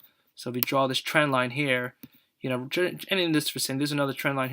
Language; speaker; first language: English; native; English